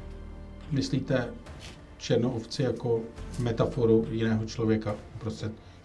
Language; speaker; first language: Czech; native; Czech